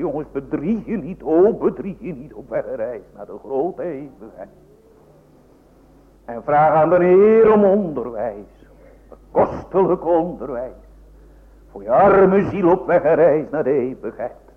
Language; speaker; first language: Dutch; native; Dutch